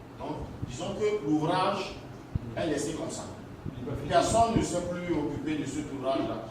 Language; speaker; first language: French; non-native, local second language; Ewe